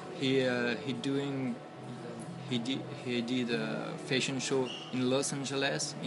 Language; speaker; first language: English; non-native, learner; French